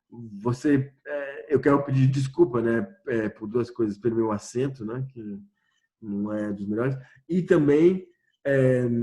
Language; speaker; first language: Portuguese; non-native, fluent; French